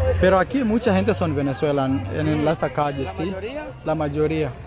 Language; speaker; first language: Spanish; non-native, learner; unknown